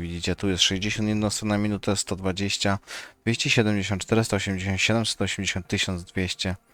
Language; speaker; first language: Polish; native; Polish